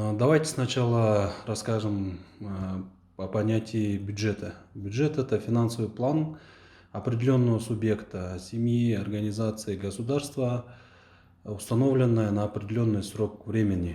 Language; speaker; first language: Russian; non-native, local second language; Kyrgyz